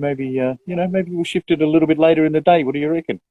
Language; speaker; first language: English; native; English